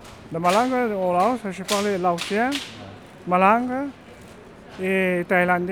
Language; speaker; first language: French; non-native, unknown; Hmong